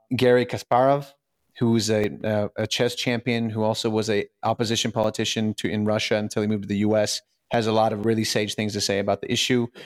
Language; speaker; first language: English; early bilingual, other home language; Russian